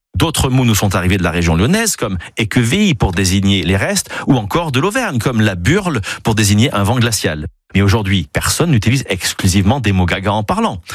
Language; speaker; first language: French; native; French